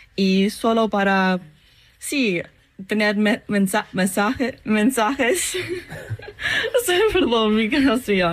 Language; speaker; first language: Spanish; non-native, learner; English